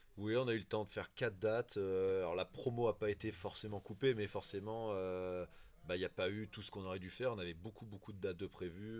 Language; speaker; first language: French; native; French